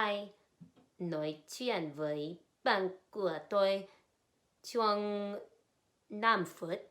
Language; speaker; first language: Vietnamese; non-native, learner; English